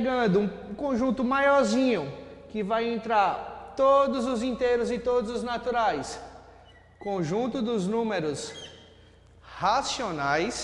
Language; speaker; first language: Portuguese; native; Portuguese